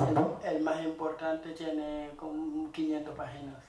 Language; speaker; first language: Spanish; non-native, fluent; Wolof